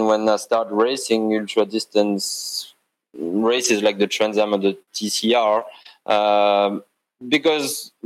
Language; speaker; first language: English; non-native, fluent; French